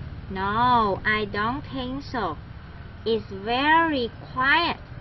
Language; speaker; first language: English; non-native, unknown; Vietnamese